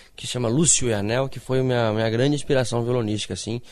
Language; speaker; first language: Portuguese; native; Portuguese